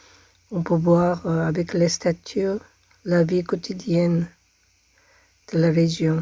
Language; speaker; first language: French; non-native, fluent; Korean